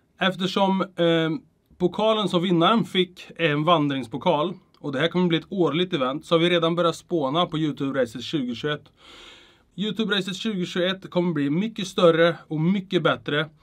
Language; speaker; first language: Swedish; native; Swedish